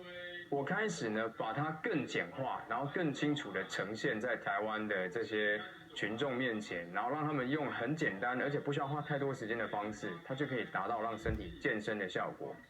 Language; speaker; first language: Chinese; native; Chinese